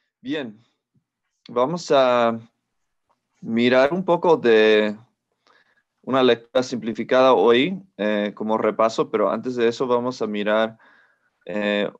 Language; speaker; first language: Spanish; non-native, fluent; English